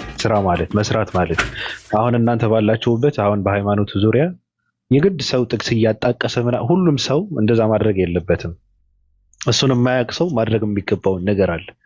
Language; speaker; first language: Amharic; native; Amharic